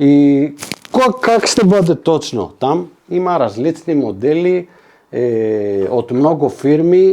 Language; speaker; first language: Bulgarian; non-native, fluent; Macedonian